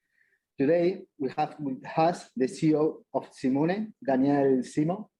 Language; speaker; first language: English; non-native, fluent; Spanish